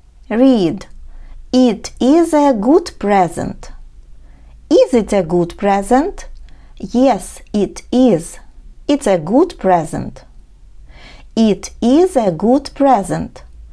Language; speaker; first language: English; non-native, fluent; Ukrainian